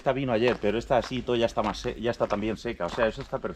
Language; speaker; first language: Spanish; native; Spanish